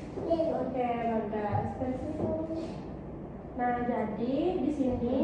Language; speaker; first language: Indonesian; native; Indonesian